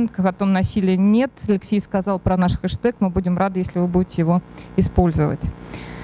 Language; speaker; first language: Russian; native; Russian